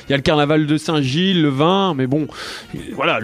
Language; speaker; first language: French; native; French